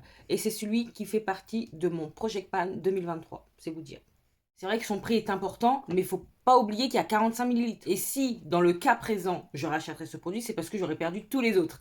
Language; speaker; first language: French; native; French